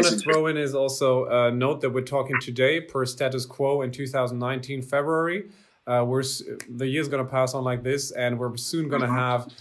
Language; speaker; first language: English; non-native, fluent; German